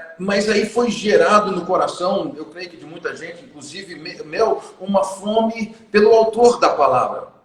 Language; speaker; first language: Portuguese; non-native, fluent; English